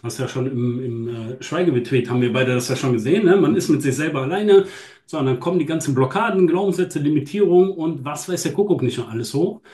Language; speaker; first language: German; native; German